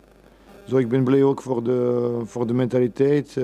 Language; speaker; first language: Dutch; non-native, learner; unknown